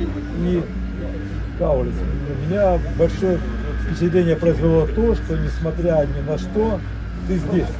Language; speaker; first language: Russian; native; Russian